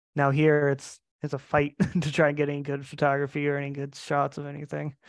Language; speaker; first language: English; native; English